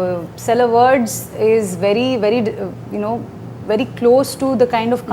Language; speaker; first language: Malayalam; non-native, learner; Kannada